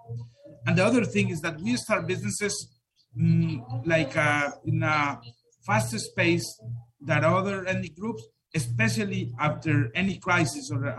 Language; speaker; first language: English; non-native, fluent; Spanish